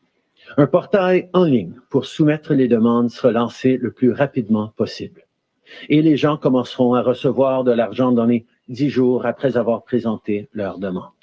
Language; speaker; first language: French; native; French